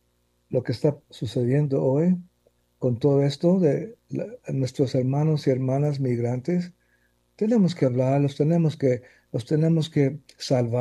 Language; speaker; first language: Spanish; early bilingual, heritage; Spanish